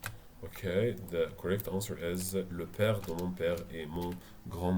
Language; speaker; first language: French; non-native, fluent; Arabic